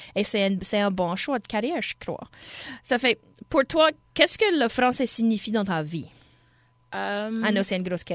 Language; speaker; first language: French; non-native, local second language; English